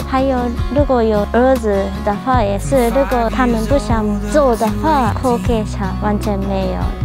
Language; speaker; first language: Chinese; non-native, fluent; Japanese